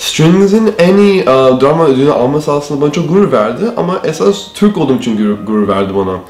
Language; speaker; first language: Turkish; early bilingual, heritage; Turkish